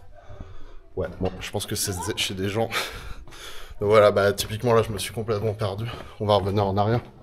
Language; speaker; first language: French; native; French